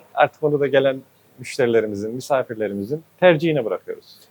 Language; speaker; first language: Turkish; native; Turkish